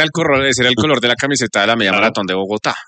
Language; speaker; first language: Spanish; native; Spanish